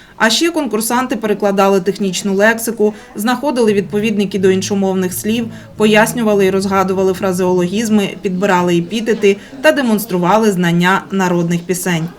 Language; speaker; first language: Ukrainian; native; Ukrainian